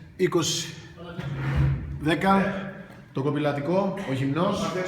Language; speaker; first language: Greek; native; Greek